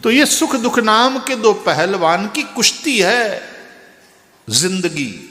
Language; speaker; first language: Hindi; non-native, local second language; Gujarati